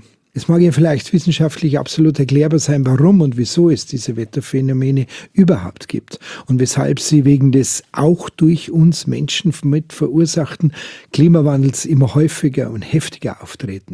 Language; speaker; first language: German; native; German